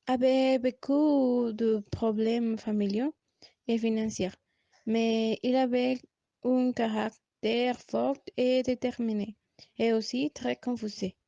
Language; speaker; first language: French; non-native, learner; Spanish